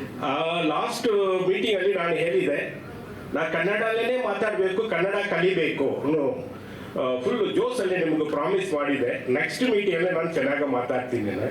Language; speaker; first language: Kannada; non-native, learner; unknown